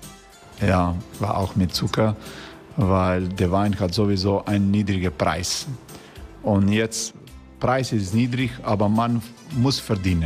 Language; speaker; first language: German; non-native, learner; Croatian